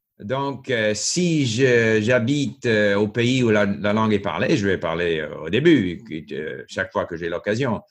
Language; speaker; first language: French; non-native, local second language; English